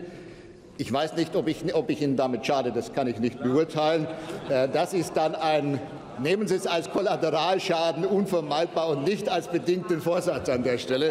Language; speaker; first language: German; native; German